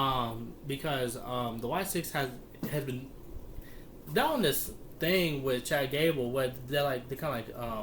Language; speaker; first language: English; native; English